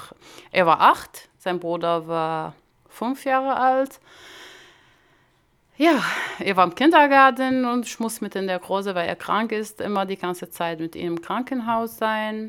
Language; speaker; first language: German; non-native, learner; Arabic